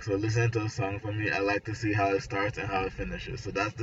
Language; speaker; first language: English; non-native, local second language; Igbo